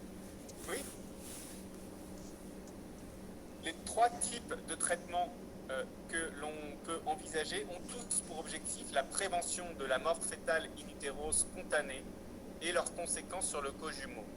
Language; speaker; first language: French; native; French